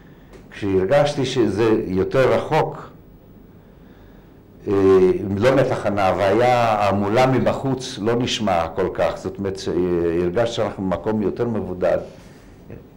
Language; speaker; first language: Hebrew; non-native, fluent; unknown